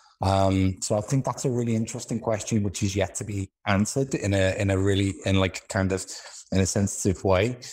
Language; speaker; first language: English; native; English